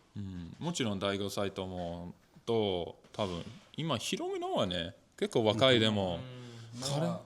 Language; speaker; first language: Japanese; non-native, learner; English